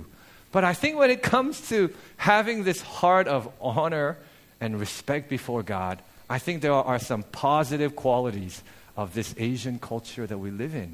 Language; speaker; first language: English; early bilingual, other home language; Korean